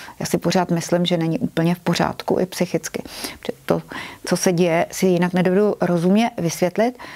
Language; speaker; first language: Czech; native; Czech